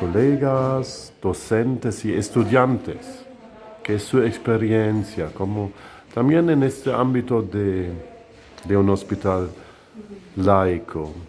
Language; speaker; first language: Spanish; non-native, fluent; German